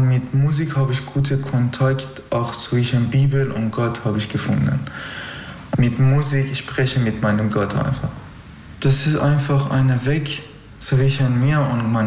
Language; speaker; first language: German; non-native, learner; Persian